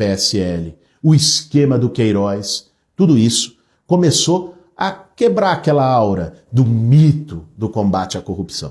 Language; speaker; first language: Portuguese; native; Portuguese